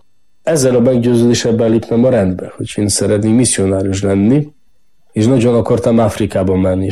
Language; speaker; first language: Hungarian; non-native, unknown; Polish